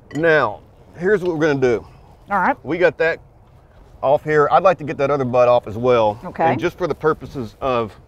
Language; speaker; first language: English; native; English